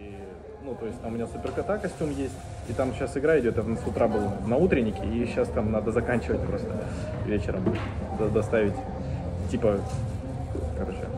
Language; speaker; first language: Russian; native; Russian